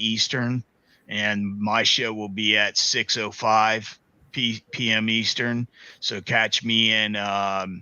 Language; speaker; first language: English; native; English